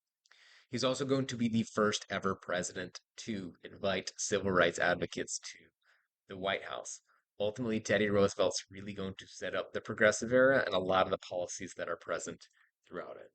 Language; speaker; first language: English; native; English